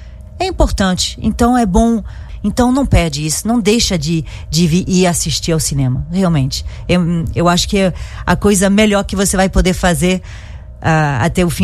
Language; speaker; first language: Portuguese; non-native, fluent; French